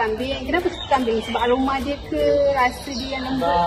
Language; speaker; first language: Malay; native; Malay